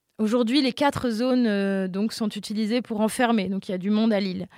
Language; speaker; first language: French; native; French